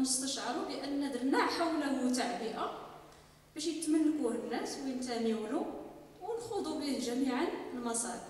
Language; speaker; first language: Arabic; native; Arabic